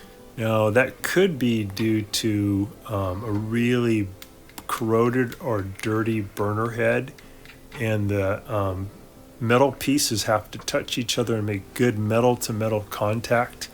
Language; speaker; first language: English; native; English